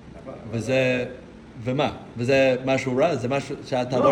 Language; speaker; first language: Hebrew; non-native, fluent; English